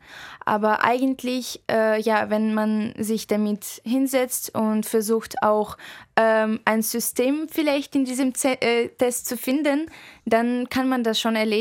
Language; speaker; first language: German; non-native, fluent; Russian